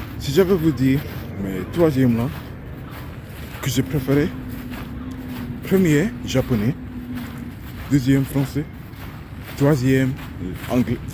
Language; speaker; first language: French; non-native, learner; English